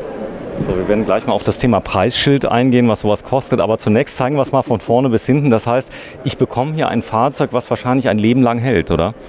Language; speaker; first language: German; native; German